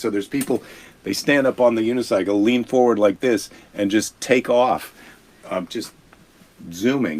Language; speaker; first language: English; native; English